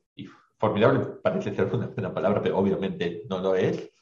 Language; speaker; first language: Spanish; native; Spanish